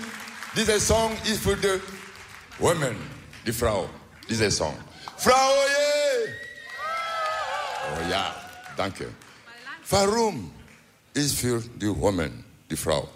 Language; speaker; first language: English; non-native, learner; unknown